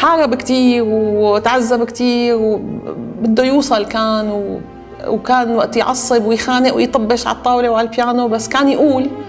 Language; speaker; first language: Arabic; native; Arabic